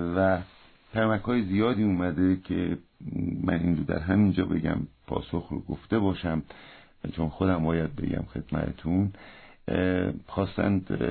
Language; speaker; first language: Persian; native; Persian